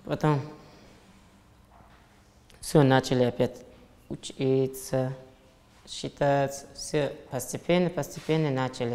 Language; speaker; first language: Russian; non-native, local second language; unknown